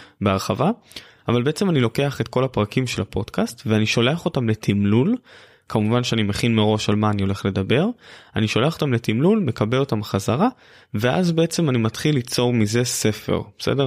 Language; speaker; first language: Hebrew; native; Hebrew